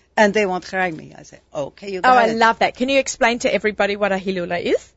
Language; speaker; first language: English; non-native, fluent; Arabic